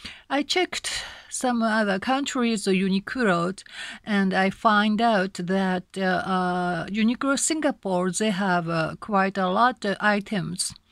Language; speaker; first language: English; non-native, learner; Japanese